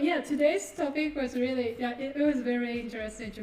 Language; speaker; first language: English; non-native, fluent; Japanese